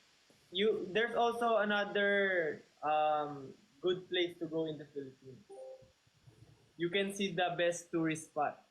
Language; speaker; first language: English; non-native, local second language; Filipino